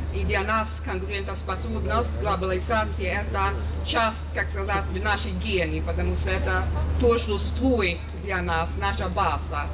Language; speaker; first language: Russian; non-native, learner; Swedish